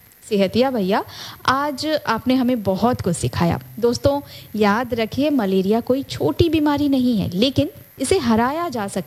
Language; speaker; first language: Hindi; native; Hindi